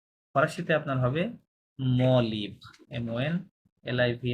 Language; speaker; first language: French; non-native, fluent; Bangla